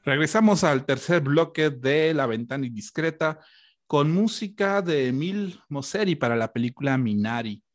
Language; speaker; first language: Spanish; native; Spanish